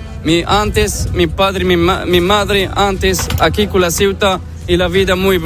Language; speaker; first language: Spanish; non-native, learner; Arabic